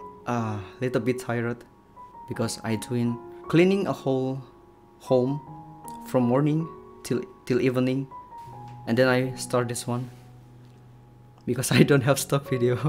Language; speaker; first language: English; non-native, learner; Indonesian